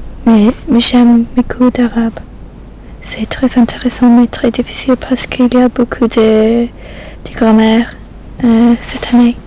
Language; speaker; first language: French; non-native, learner; English